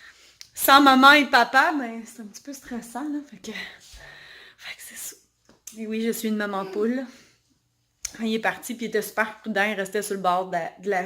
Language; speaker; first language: French; native; French